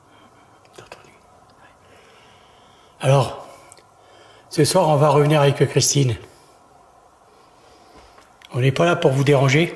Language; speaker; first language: French; native; French